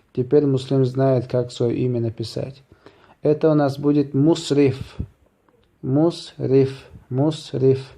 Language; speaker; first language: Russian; non-native, local second language; Chechen